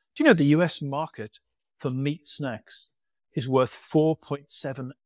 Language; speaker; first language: English; native; English